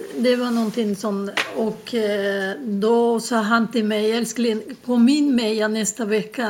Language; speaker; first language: Swedish; non-native, learner; Spanish